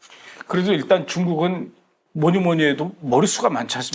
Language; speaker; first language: Korean; native; Korean